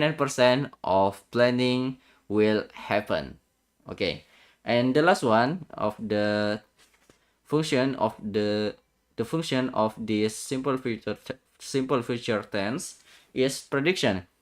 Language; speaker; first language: English; non-native, learner; Indonesian